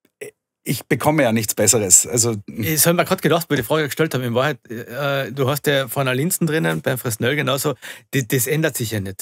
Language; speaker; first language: German; native; German